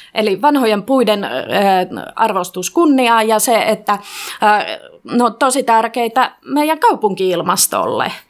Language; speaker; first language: Finnish; native; Finnish